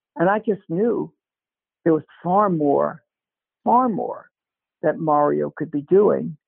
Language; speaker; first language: English; native; English